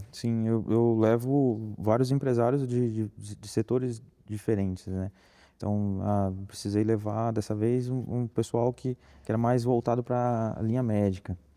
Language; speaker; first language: Portuguese; native; Portuguese